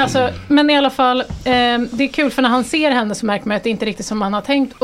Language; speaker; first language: Swedish; native; Swedish